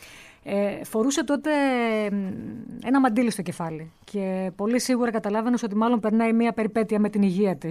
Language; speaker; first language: Greek; native; Greek